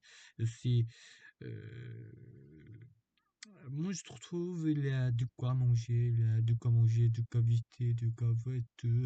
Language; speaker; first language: French; non-native, fluent; Korean